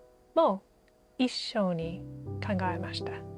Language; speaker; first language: Japanese; non-native, learner; English